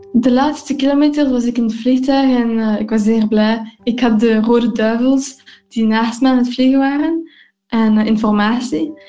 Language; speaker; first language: Dutch; non-native, local second language; English